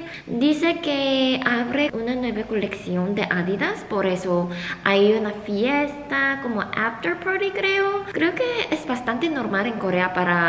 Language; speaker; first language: Spanish; non-native, learner; Korean